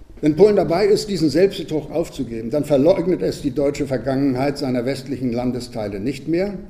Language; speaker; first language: German; native; German